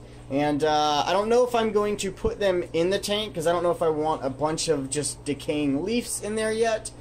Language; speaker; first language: English; native; English